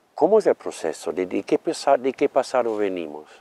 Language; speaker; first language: Spanish; non-native, fluent; German